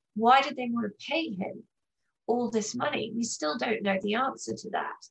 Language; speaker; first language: English; native; English